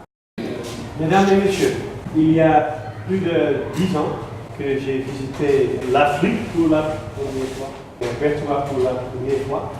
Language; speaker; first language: French; non-native, learner; Dutch